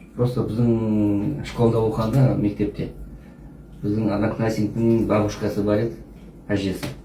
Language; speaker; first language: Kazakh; non-native, local second language; Russian